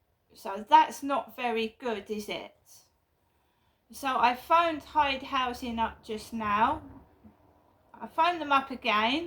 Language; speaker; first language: English; native; English